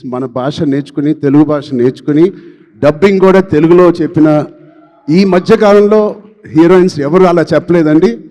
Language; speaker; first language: Telugu; native; Telugu